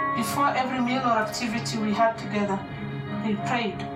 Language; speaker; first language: English; non-native, fluent; Somali